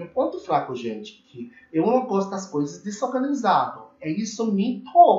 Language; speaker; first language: Portuguese; non-native, learner; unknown